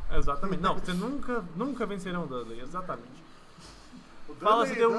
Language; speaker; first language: Portuguese; native; Portuguese